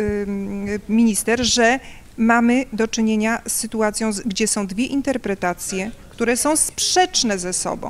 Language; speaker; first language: Polish; native; Polish